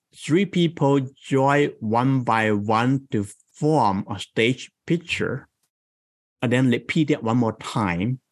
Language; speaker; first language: English; non-native, fluent; Chinese